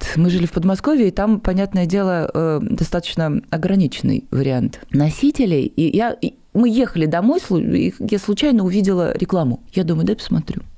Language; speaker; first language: Russian; native; Russian